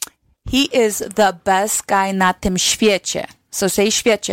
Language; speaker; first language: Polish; early bilingual, heritage; English